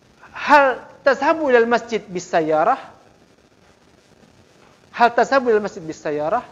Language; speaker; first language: Arabic; non-native, fluent; Indonesian